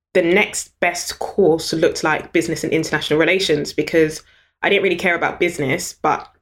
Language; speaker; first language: English; native; English